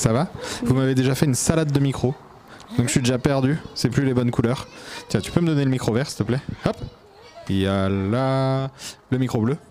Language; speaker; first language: French; native; French